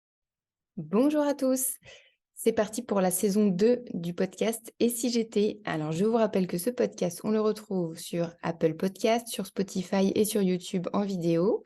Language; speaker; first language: French; native; French